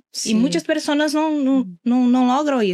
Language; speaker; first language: Spanish; non-native, learner; Portuguese